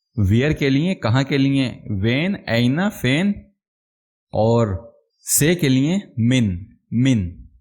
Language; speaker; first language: Hindi; native; Hindi